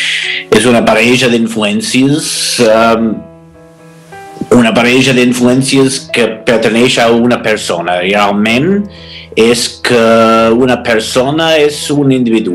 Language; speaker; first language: Catalan; non-native, fluent; English